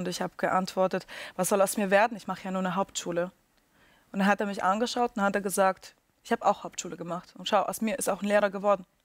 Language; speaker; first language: German; early bilingual, other home language; Russian